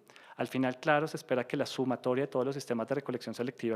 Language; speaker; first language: Spanish; native; Spanish